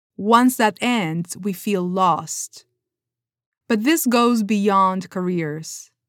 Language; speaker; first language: English; non-native, fluent; Spanish